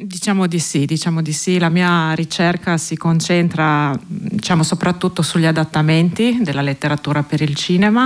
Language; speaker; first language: Italian; non-native, local second language; Slovenian